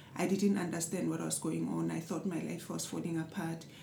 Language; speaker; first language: English; non-native, local second language; Southern Sotho